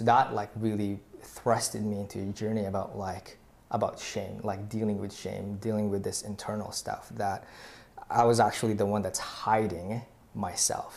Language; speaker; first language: English; early bilingual, other home language; Filipino